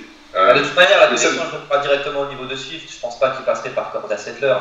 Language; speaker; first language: French; native; French